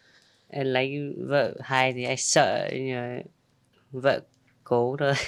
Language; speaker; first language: Vietnamese; non-native, local second language; Hmong